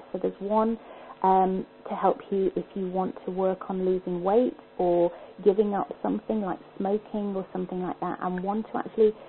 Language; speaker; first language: English; native; English